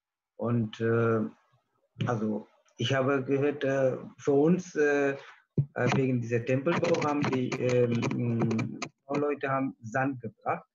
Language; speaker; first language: German; non-native, learner; Tamil